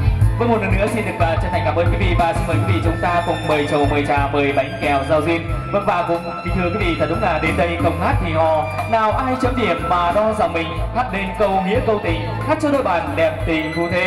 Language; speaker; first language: Vietnamese; native; Vietnamese